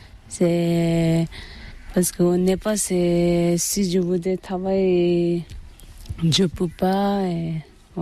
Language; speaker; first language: French; non-native, learner; Tibetan